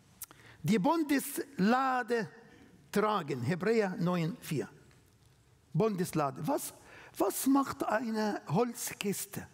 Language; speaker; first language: German; non-native, learner; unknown